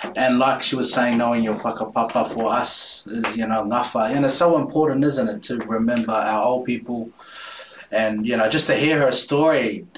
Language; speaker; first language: English; native; English